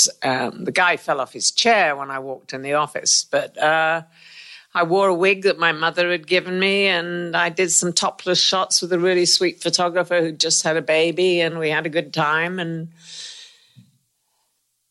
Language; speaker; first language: English; native; English